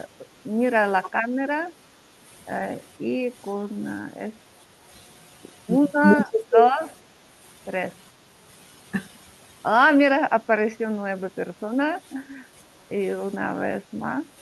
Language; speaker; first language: Spanish; non-native, learner; Russian